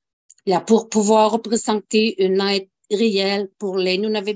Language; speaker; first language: French; non-native, local second language; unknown